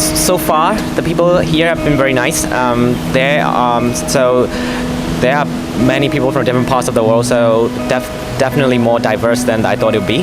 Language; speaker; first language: English; non-native, fluent; Burmese